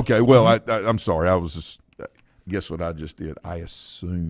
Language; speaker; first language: English; native; English